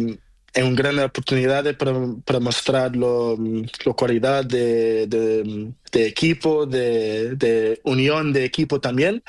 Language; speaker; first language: Spanish; non-native, learner; Portuguese